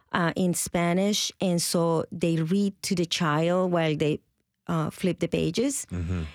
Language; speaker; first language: English; non-native, fluent; Spanish